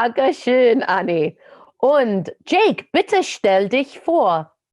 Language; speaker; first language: German; non-native, fluent; English